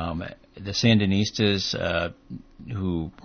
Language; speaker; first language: English; native; English